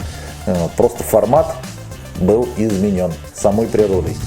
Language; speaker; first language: Russian; native; Russian